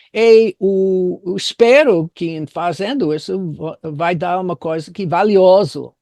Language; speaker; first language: Portuguese; non-native, fluent; English